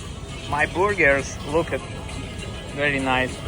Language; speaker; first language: English; non-native, fluent; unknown